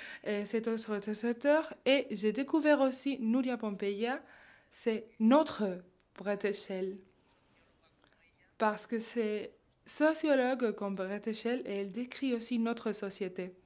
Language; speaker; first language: French; non-native, fluent; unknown